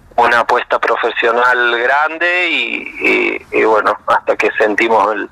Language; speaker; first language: Spanish; native; Spanish